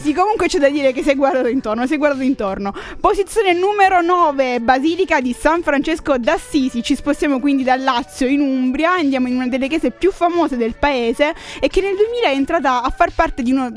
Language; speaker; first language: Italian; native; Italian